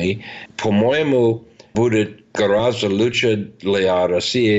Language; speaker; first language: Russian; non-native, fluent; English